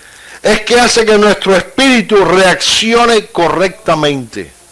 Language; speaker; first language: Spanish; native; Spanish